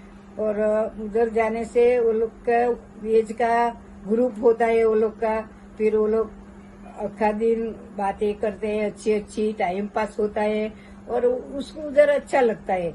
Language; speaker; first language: Hindi; non-native, local second language; Gujarati